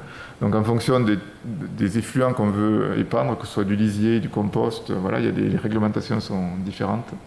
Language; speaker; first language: French; native; French